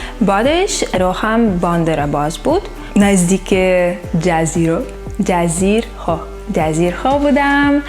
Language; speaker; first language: Persian; non-native, learner; Russian